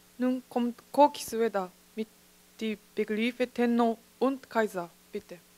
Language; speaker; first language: German; non-native, fluent; Japanese